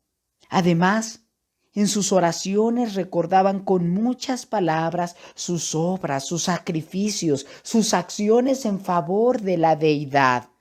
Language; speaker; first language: Spanish; native; Spanish